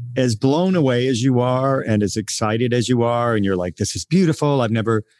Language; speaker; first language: English; native; English